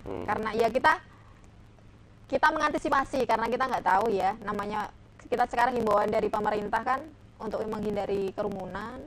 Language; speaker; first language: Indonesian; native; Indonesian